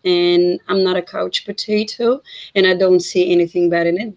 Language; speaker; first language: English; non-native, fluent; Russian